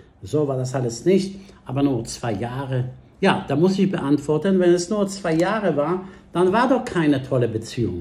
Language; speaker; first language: German; non-native, fluent; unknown